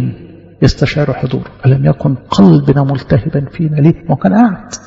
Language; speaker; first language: Arabic; native; Arabic